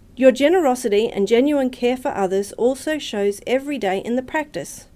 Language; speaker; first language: English; native; English